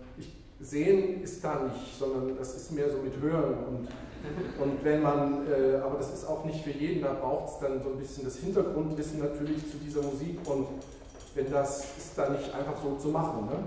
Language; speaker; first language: German; native; German